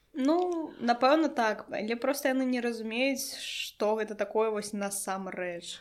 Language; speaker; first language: Belarusian; non-native, local second language; Russian